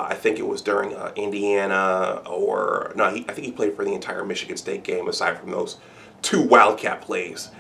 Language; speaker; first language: English; native; English